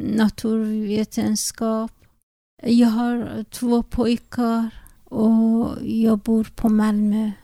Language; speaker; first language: Swedish; non-native, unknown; Persian